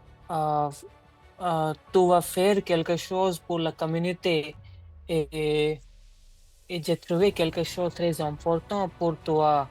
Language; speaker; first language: French; non-native, learner; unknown